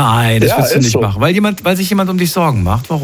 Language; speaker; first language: German; native; German